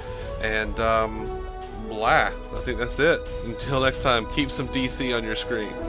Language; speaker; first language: English; native; English